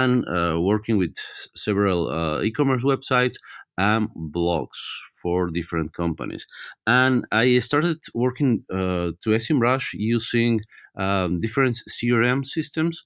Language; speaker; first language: English; non-native, fluent; Spanish